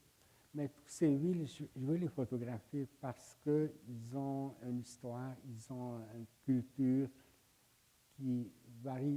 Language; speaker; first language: French; non-native, fluent; Hungarian